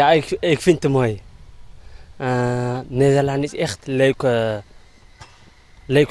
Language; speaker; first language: Dutch; non-native, learner; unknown